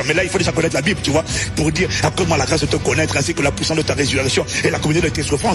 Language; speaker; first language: French; native; French